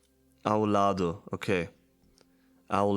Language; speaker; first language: Portuguese; non-native, learner; German